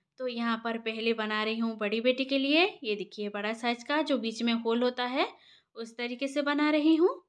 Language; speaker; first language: Hindi; non-native, local second language; Bangla